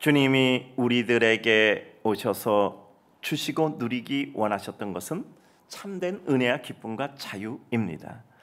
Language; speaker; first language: Korean; native; Korean